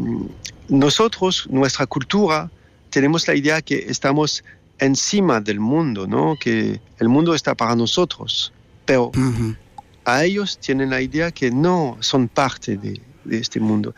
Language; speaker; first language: Spanish; non-native, learner; French